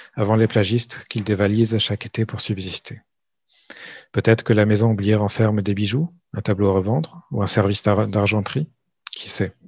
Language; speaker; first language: French; native; French